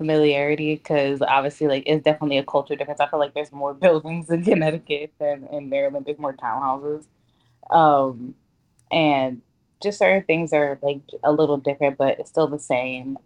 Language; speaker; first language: English; native; English